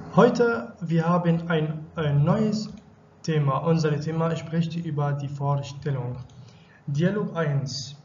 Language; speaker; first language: German; non-native, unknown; Arabic